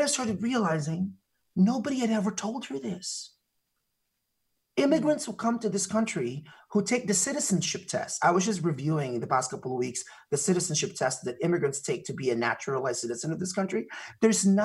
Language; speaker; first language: English; native; English